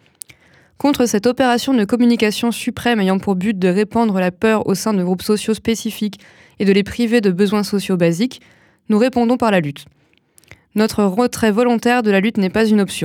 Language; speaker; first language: French; native; French